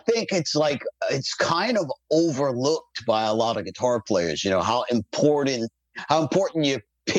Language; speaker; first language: English; native; English